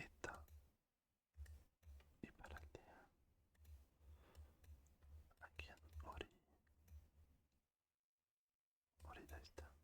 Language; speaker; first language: Basque; non-native, learner; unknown